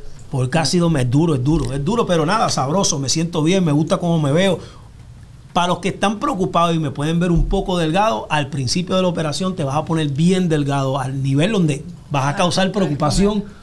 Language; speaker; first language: Spanish; early bilingual, heritage; Spanish